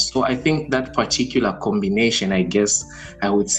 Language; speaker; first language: English; non-native, local second language; Bemba